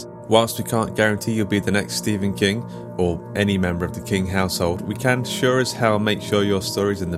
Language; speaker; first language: English; native; English